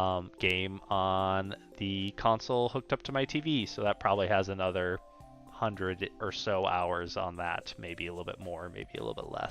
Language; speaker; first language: English; native; English